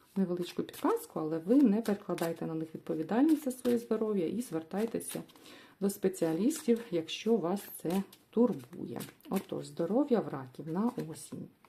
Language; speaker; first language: Ukrainian; non-native, local second language; Russian